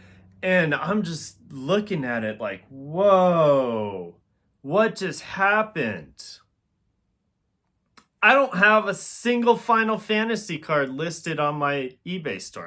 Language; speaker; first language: English; native; English